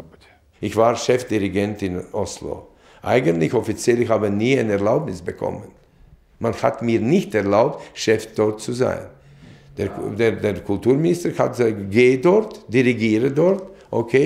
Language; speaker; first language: German; non-native, fluent; Latvian